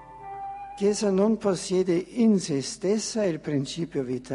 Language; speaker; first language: Italian; non-native, fluent; German